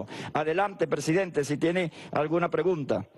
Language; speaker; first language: Spanish; native; Spanish